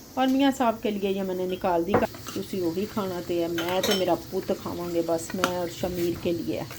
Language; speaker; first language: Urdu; non-native, local second language; Punjabi